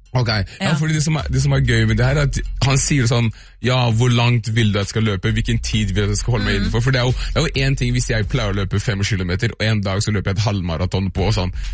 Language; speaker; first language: Norwegian; native; Norwegian